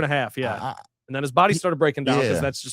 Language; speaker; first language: English; native; English